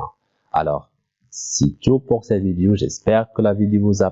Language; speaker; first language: French; non-native, local second language; Arabic